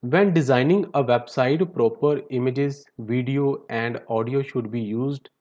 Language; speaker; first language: English; non-native, local second language; Punjabi